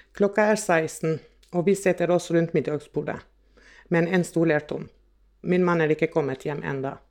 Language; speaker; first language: Norwegian; non-native, fluent; Albanian